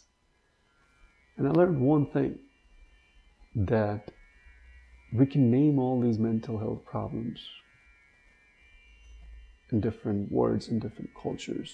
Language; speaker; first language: English; non-native, local second language; Hindi